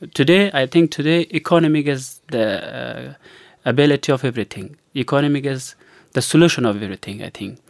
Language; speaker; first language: English; non-native, learner; Persian